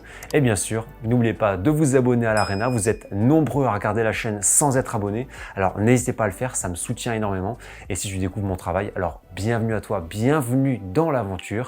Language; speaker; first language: French; native; French